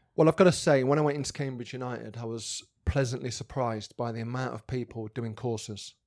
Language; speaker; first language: English; native; English